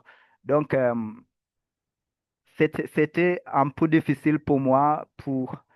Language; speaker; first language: French; non-native, learner; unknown